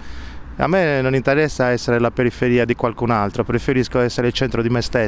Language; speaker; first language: Italian; native; Italian